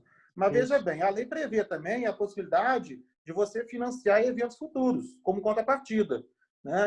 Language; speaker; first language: Portuguese; native; Portuguese